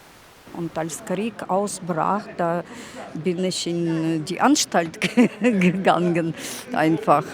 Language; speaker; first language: German; non-native, fluent; Russian